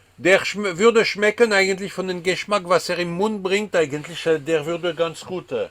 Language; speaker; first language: German; non-native, fluent; French